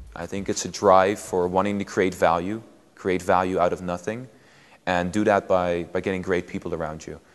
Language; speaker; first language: English; non-native, fluent; Dutch